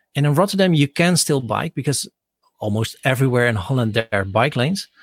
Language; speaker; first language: English; non-native, fluent; Dutch